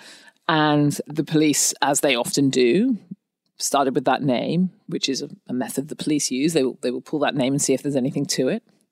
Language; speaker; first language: English; native; English